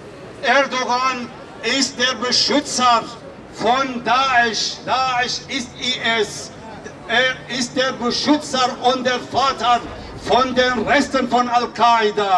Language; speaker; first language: German; non-native, fluent; Kurdish